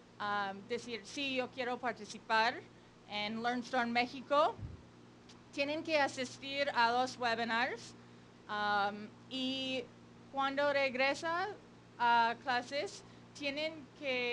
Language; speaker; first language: Spanish; non-native, fluent; English